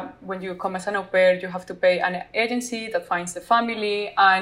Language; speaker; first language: English; non-native, fluent; Spanish